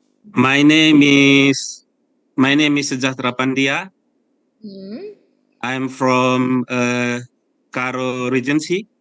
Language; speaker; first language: English; non-native, fluent; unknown